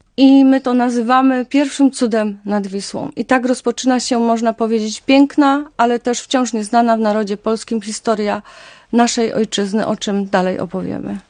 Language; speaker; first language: Polish; native; Polish